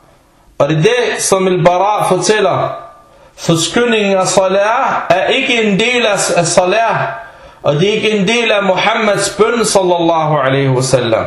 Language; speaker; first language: Danish; non-native, fluent; Arabic